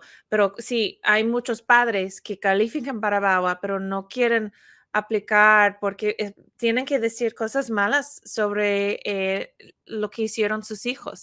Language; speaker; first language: Spanish; non-native, fluent; English